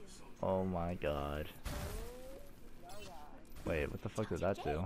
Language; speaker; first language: English; native; English